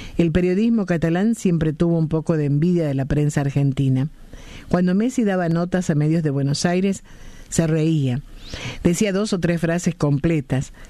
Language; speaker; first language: Spanish; native; Spanish